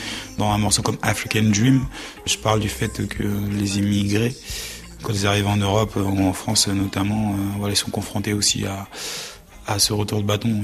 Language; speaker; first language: French; early bilingual, other home language; Haitian Creole